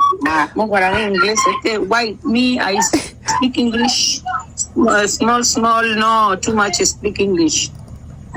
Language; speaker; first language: English; non-native, learner; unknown